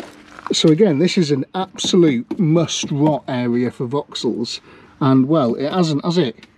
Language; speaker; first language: English; native; English